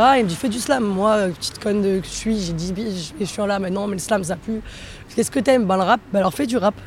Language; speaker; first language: French; native; French